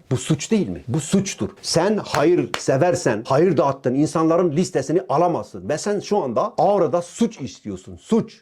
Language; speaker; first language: Turkish; non-native, local second language; Kurdish